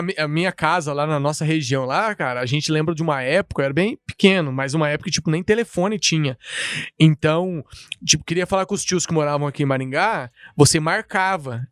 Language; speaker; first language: Portuguese; native; Portuguese